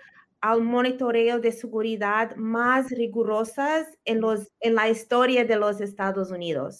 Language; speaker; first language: Spanish; early bilingual, heritage; Spanish